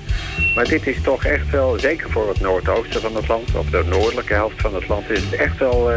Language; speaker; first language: Dutch; native; Dutch